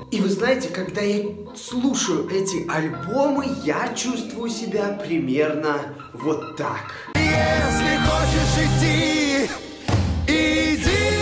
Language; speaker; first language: Russian; native; Russian